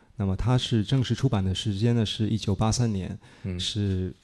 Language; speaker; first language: Chinese; native; Chinese